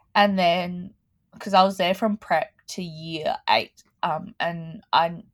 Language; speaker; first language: English; native; English